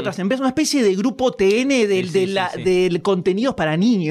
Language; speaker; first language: Spanish; native; Spanish